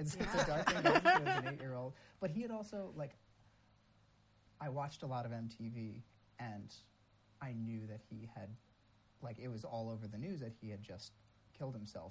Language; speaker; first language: English; native; English